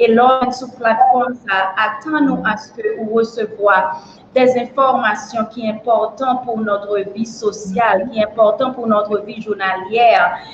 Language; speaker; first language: French; non-native, local second language; Haitian Creole